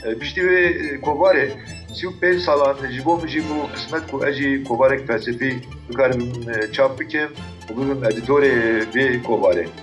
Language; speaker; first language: Kurdish; native; Kurdish